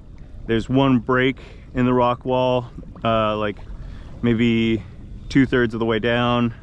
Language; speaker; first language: English; native; English